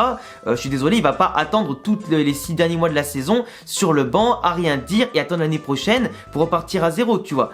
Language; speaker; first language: French; native; French